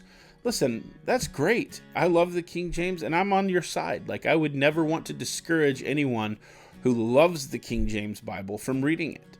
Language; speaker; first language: English; native; English